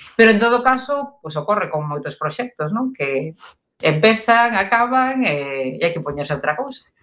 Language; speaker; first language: Galician; native; Galician